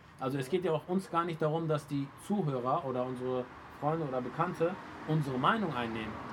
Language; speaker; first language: German; early bilingual, other home language; Turkish